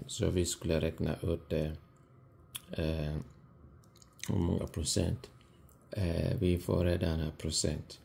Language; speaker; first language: Swedish; non-native, fluent; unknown